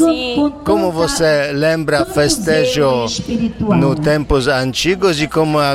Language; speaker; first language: Portuguese; non-native, fluent; Polish